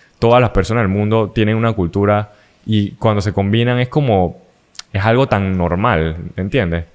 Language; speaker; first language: Spanish; native; Spanish